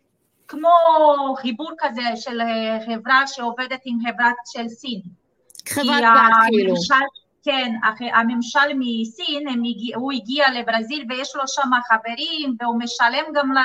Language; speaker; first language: Hebrew; non-native, fluent; Portuguese